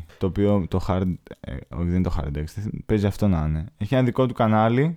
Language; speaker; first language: Greek; native; Greek